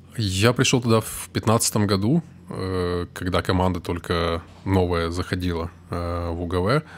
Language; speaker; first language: Russian; native; Russian